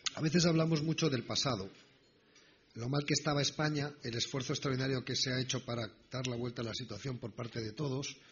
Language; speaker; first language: Spanish; native; Spanish